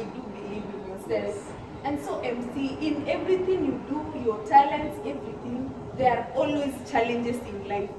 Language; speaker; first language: English; non-native, local second language; Swahili